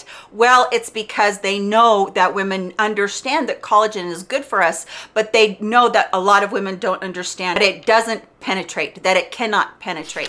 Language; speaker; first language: English; native; English